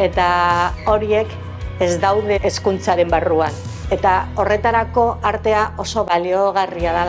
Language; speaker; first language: Basque; non-native, local second language; Spanish